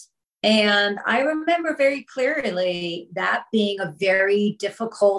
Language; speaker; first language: English; native; English